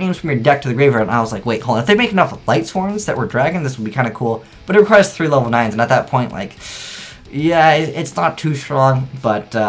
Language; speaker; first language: English; native; English